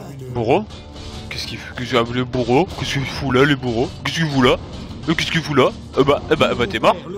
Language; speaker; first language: French; native; French